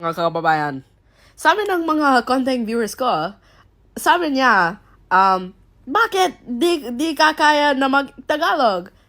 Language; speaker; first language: Filipino; non-native, learner; English